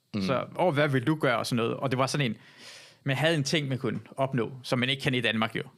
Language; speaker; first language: Danish; early bilingual, other home language; Persian